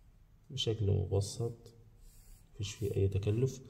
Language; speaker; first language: Arabic; native; Arabic